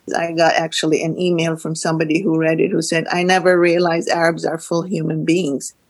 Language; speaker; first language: English; non-native, fluent; Arabic